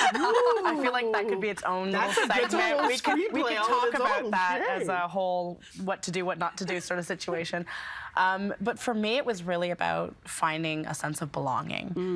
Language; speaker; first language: English; native; English